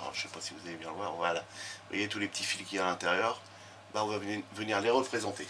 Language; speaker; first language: French; native; French